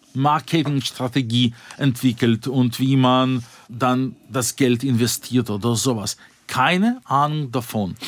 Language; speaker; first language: German; non-native, fluent; Russian